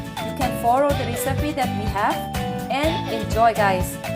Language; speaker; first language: English; non-native, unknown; Thai